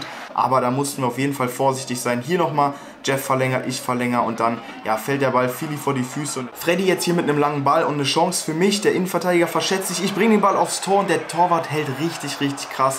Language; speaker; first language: German; native; German